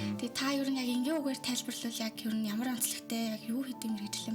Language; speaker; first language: Mongolian; native; Mongolian